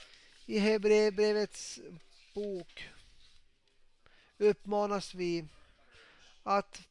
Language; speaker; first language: Swedish; non-native, local second language; Finnish